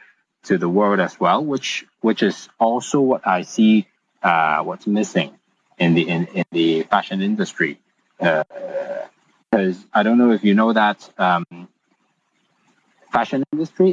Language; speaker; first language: English; non-native, local second language; Cantonese